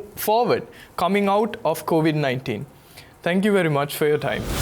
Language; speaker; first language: English; non-native, local second language; Sinhala